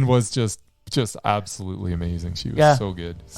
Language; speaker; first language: English; native; English